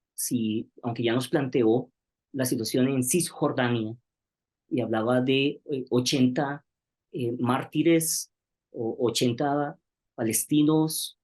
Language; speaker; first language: Spanish; native; Spanish